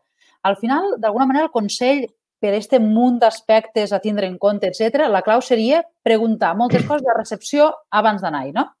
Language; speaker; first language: Catalan; native; Catalan